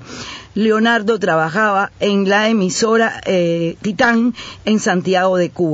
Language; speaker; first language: Spanish; native; Spanish